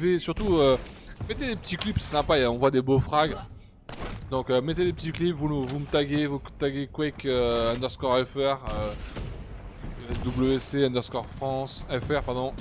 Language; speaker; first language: French; native; French